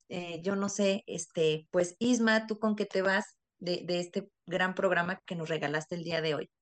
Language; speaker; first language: Spanish; native; Spanish